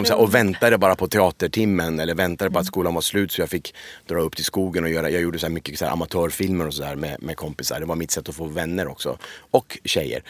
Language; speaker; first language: Swedish; early bilingual, other home language; Persian